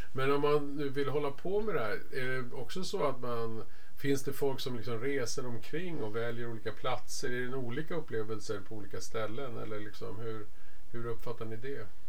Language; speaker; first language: Swedish; native; Swedish